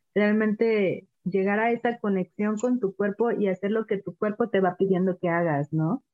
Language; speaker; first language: Spanish; native; Spanish